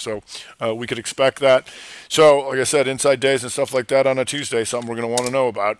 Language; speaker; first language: English; native; English